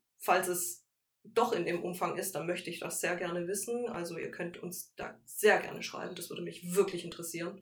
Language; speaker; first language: German; native; German